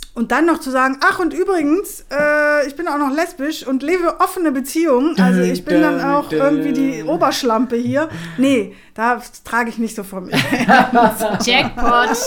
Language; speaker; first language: German; non-native, fluent; Spanish